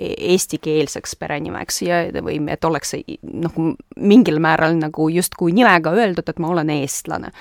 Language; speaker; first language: Estonian; non-native, local second language; Russian